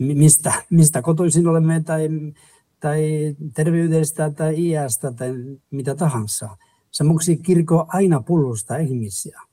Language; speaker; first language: Finnish; non-native, fluent; Spanish